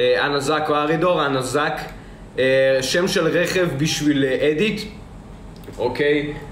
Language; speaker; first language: Hebrew; early bilingual, other home language; Russian